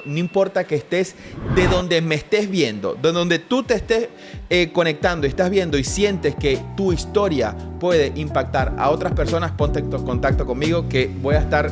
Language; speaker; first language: Spanish; native; Spanish